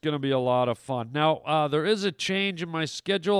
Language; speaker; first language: English; native; English